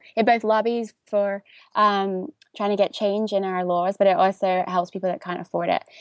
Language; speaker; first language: English; native; English